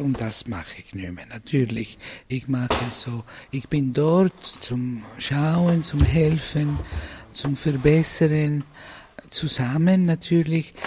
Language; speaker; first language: German; non-native, fluent; Italian